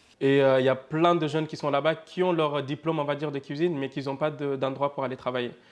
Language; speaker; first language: French; non-native, local second language; Fula